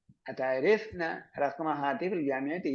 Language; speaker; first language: Arabic; non-native, fluent; Malayalam